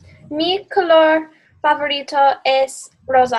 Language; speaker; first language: Spanish; non-native, learner; English